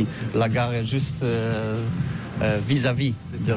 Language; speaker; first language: French; non-native, fluent; Polish